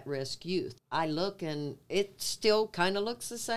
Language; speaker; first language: English; native; English